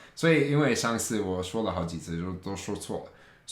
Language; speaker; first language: Chinese; non-native, fluent; English